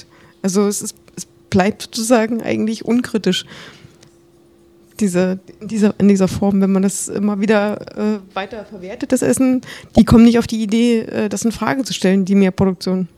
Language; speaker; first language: German; native; German